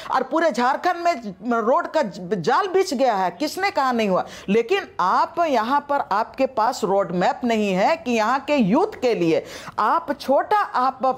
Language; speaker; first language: Hindi; non-native, local second language; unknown